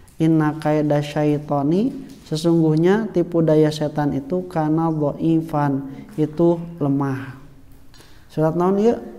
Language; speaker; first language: Indonesian; non-native, local second language; Sundanese